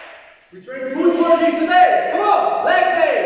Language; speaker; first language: English; non-native, learner; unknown